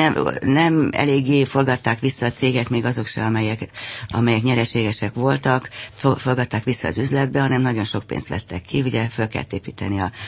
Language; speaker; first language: Hungarian; native; Hungarian